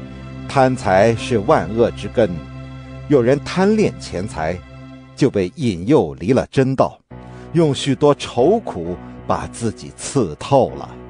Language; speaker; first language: Chinese; native; Chinese